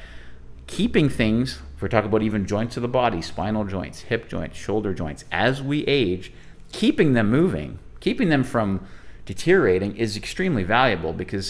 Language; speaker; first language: English; native; English